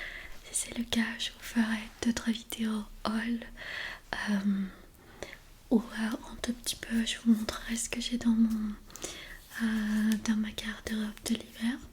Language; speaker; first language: French; non-native, fluent; Armenian